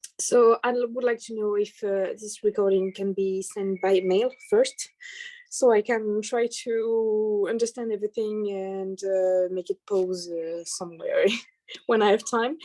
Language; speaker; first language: English; non-native, learner; French